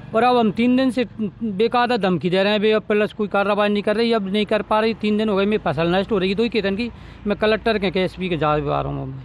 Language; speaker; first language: Hindi; native; Hindi